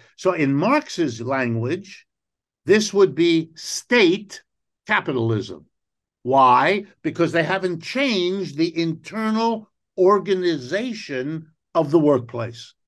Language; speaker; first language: English; native; English